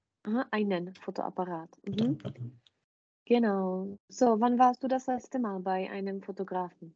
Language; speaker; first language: German; non-native, fluent; Czech